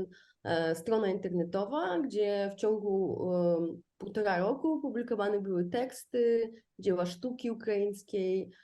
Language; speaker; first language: Polish; non-native, fluent; Ukrainian